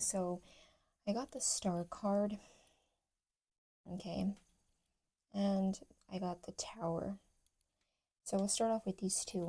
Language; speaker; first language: English; native; English